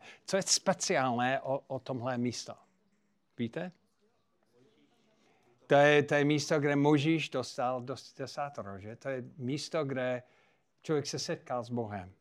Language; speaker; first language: Czech; non-native, fluent; English